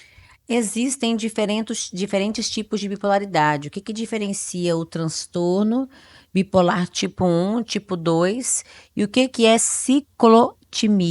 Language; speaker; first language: Portuguese; native; Portuguese